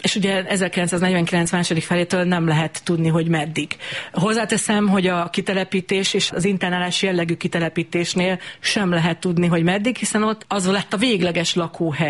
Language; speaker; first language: Hungarian; native; Hungarian